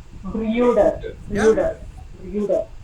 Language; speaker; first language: German; non-native, learner; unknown